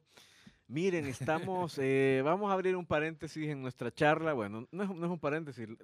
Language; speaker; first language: Spanish; native; Spanish